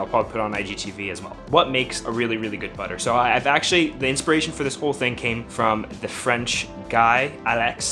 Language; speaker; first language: English; native; English